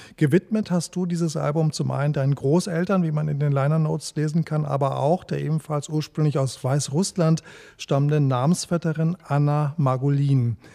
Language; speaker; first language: German; native; German